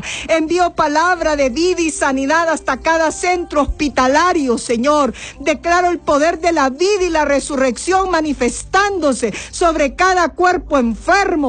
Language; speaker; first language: Spanish; native; Spanish